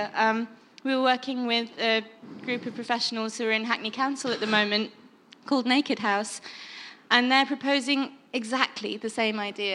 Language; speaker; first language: English; native; English